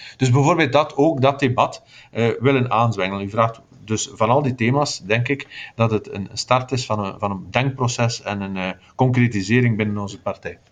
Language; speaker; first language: Dutch; native; Dutch